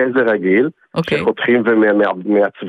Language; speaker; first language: Hebrew; native; Hebrew